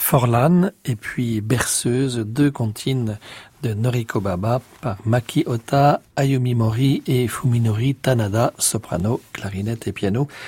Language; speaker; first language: French; native; French